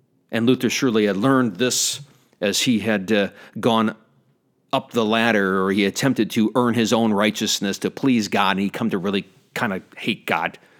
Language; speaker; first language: English; native; English